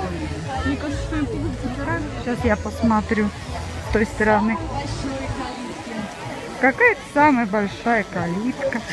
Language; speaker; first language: Russian; native; Russian